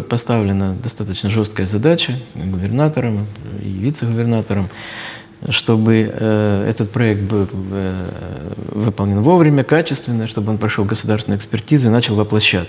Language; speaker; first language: Russian; native; Russian